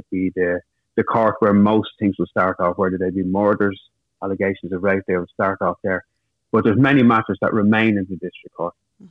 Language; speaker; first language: English; native; English